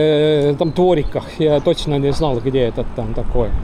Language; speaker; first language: Russian; non-native, learner; Estonian